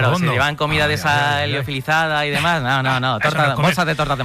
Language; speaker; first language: Spanish; native; Spanish